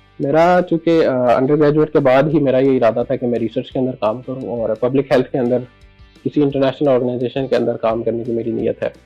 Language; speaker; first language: Urdu; non-native, local second language; Punjabi